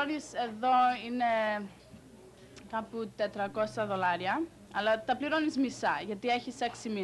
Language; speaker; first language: Greek; early bilingual, heritage; Greek